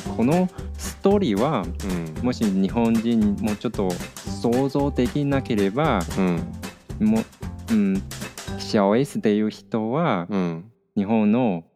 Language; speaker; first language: Japanese; non-native, fluent; Chinese